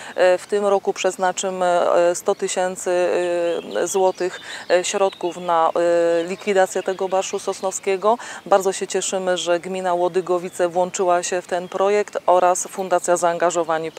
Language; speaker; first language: Polish; native; Polish